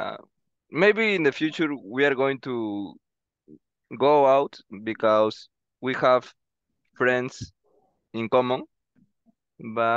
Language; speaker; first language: English; non-native, learner; Spanish